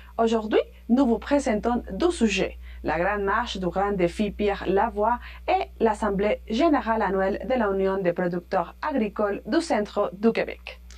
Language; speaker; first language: French; non-native, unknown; Spanish